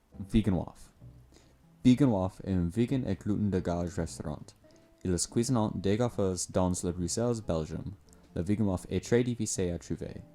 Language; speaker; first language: French; non-native, learner; English